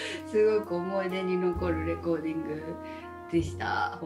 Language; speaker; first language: Japanese; native; Japanese